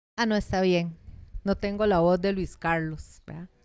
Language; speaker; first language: Spanish; native; Spanish